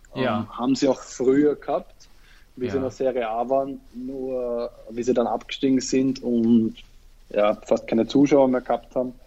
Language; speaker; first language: German; native; German